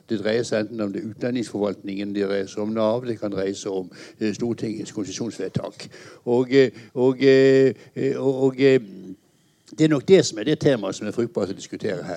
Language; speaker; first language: Norwegian; native; Norwegian